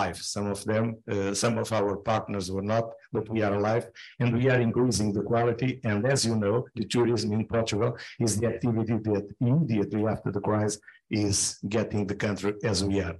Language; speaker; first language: English; non-native, fluent; Portuguese